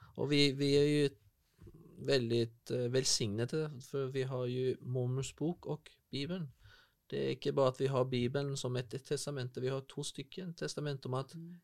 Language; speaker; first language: Norwegian; non-native, fluent; Spanish